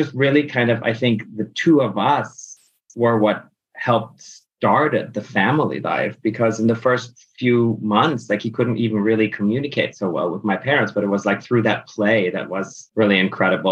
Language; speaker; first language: English; non-native, fluent; German